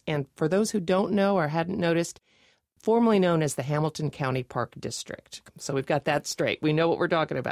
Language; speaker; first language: English; native; English